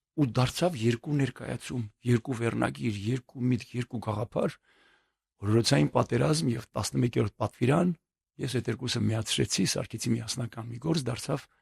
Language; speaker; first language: Armenian; native; Armenian